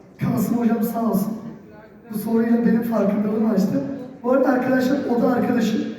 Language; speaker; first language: Turkish; native; Turkish